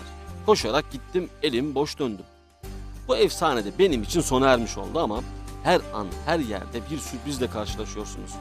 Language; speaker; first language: Turkish; native; Turkish